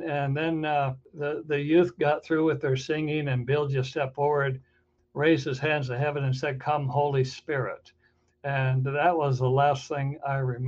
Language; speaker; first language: English; native; English